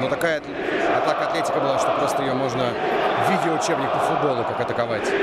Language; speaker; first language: Russian; native; Russian